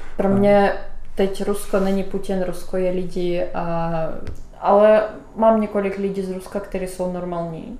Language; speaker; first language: Czech; non-native, fluent; Russian